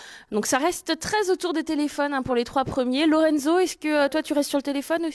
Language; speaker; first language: French; native; French